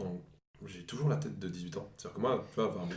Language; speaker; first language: French; native; French